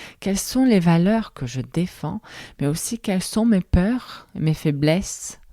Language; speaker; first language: French; non-native, fluent; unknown